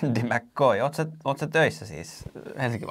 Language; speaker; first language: Finnish; native; Finnish